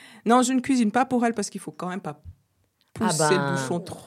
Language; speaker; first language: French; native; French